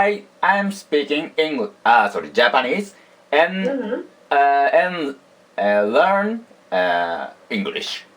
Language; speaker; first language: English; non-native, learner; Japanese